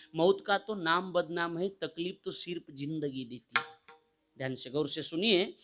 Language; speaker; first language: Hindi; non-native, local second language; Marathi